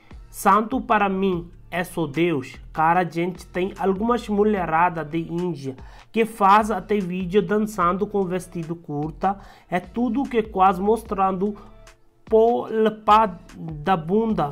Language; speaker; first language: Portuguese; non-native, learner; Hindi